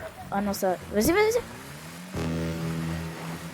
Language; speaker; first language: French; native; French